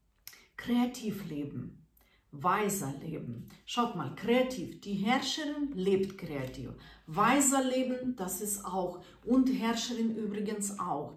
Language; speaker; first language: German; non-native, fluent; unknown